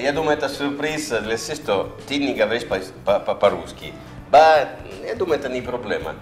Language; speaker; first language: Russian; non-native, learner; Italian